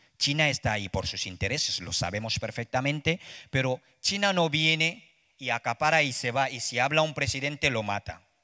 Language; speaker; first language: Spanish; non-native, fluent; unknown